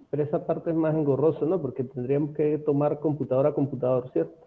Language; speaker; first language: Spanish; native; Spanish